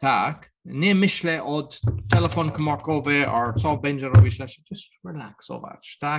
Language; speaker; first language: Polish; non-native, learner; English